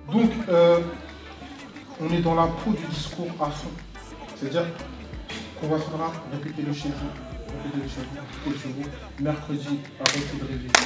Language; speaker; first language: French; native; French